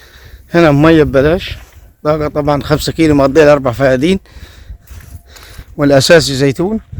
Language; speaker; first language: Arabic; native; Arabic